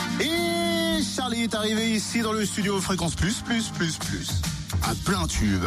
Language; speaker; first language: French; native; French